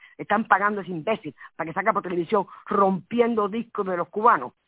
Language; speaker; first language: Spanish; native; Spanish